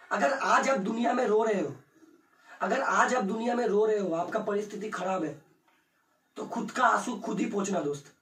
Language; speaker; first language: Hindi; non-native, local second language; Bangla